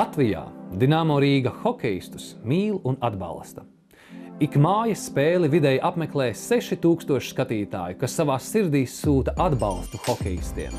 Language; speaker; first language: Latvian; native; Latvian